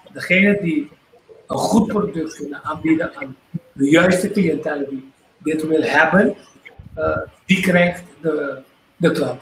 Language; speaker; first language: Dutch; non-native, local second language; Papiamento